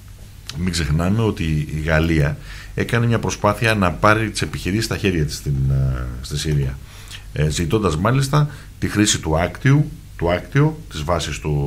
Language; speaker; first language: Greek; native; Greek